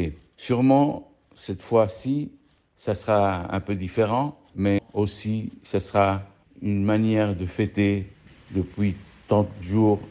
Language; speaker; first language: French; early bilingual, heritage; French